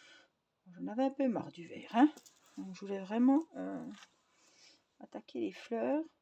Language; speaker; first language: French; native; French